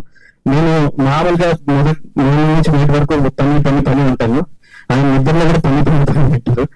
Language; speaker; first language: Telugu; native; Telugu